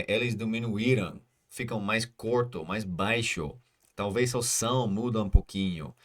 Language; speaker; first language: Portuguese; non-native, learner; English